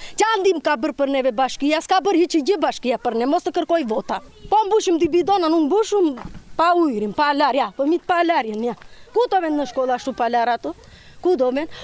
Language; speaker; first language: Albanian; non-native, local second language; Romany